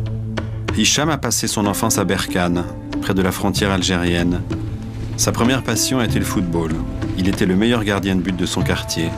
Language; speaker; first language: French; native; French